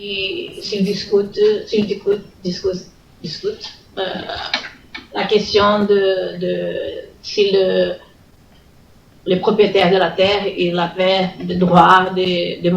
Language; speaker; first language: French; non-native, learner; Italian